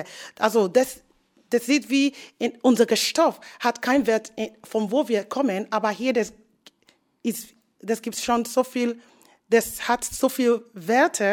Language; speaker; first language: German; non-native, learner; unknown